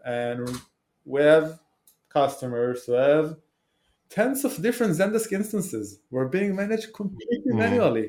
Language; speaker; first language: English; non-native, fluent; Hebrew